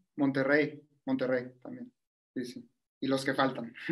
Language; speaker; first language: Spanish; native; Spanish